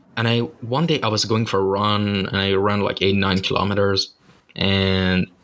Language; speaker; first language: English; non-native, fluent; Persian